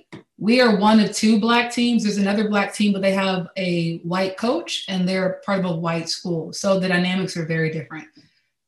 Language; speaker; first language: English; native; English